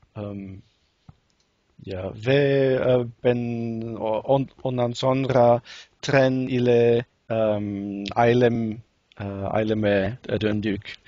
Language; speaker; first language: Turkish; non-native, learner; English